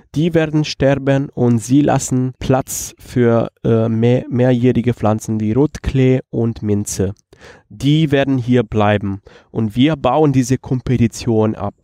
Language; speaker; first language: German; non-native, fluent; Italian